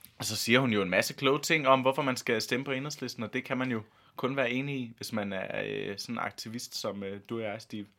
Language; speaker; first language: Danish; native; Danish